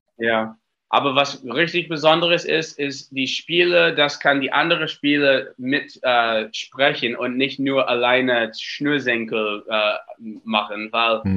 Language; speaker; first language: German; non-native, learner; English